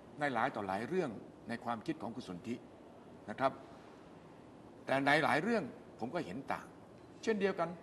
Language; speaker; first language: Thai; native; Thai